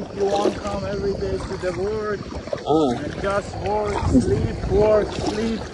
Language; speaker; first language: English; non-native, learner; Persian